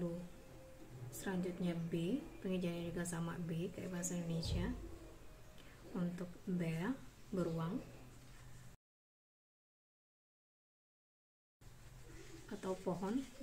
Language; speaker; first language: Indonesian; native; Indonesian